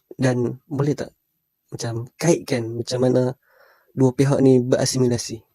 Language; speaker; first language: Malay; native; Malay